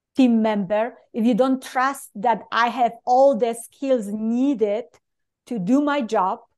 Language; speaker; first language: English; non-native, fluent; Polish